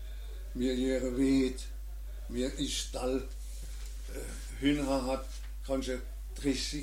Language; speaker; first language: Danish; non-native, learner; German